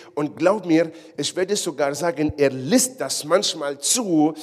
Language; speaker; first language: German; non-native, fluent; Hebrew